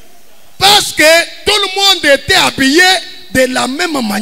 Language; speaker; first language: French; non-native, local second language; Swahili